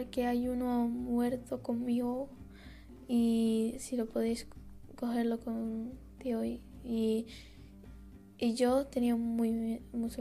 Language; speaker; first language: Spanish; non-native, learner; Arabic